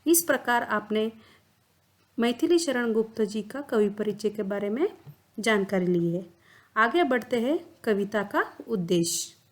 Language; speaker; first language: Hindi; non-native, local second language; Kannada